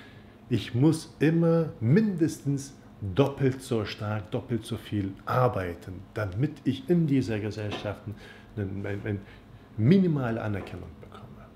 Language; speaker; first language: German; non-native, fluent; Turkish